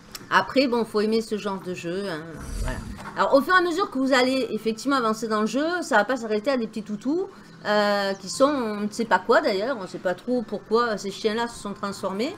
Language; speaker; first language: French; native; French